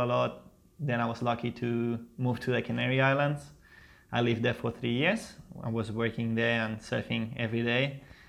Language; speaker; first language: English; non-native, fluent; Spanish